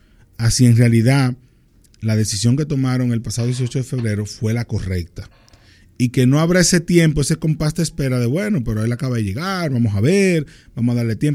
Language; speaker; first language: Spanish; native; Spanish